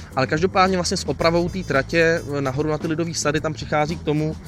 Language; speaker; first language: Czech; native; Czech